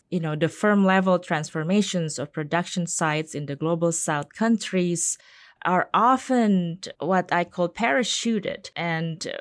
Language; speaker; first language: English; non-native, fluent; Indonesian